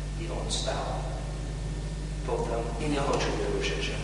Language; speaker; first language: Polish; non-native, learner; English